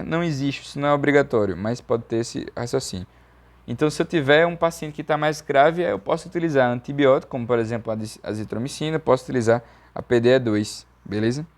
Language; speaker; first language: Portuguese; native; Portuguese